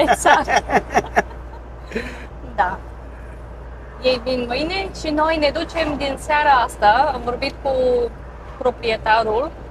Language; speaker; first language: Romanian; non-native, fluent; Bulgarian